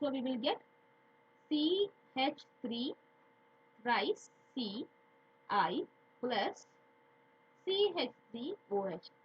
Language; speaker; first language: English; non-native, local second language; Tamil